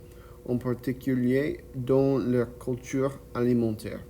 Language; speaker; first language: French; non-native, learner; English